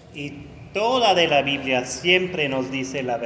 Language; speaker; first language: Spanish; non-native, fluent; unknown